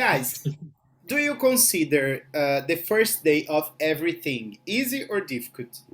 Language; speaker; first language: English; non-native, fluent; Portuguese